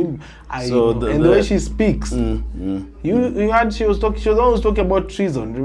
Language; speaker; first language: English; non-native, local second language; Swahili